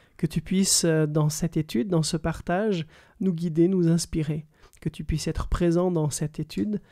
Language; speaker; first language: French; native; French